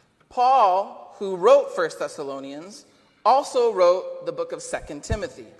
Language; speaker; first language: English; native; English